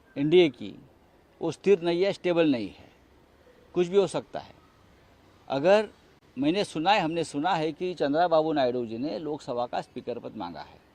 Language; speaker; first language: Hindi; non-native, local second language; Marathi